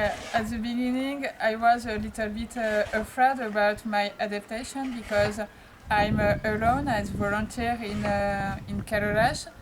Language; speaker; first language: English; non-native, learner; French